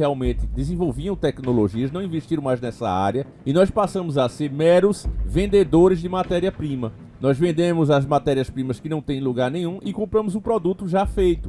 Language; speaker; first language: Portuguese; native; Portuguese